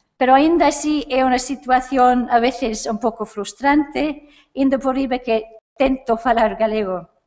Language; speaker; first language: Galician; non-native, fluent; English